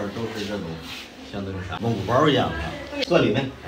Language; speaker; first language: Chinese; native; Chinese